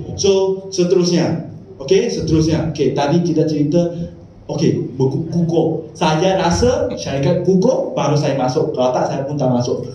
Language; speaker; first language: Malay; non-native, local second language; Chinese